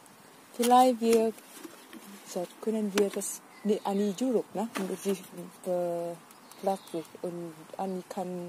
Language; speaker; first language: German; non-native, learner; Vietnamese